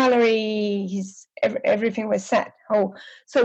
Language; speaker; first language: English; non-native, fluent; Portuguese